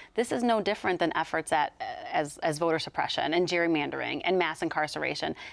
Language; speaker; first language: English; native; English